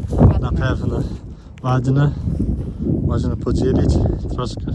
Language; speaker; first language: Polish; non-native, learner; Portuguese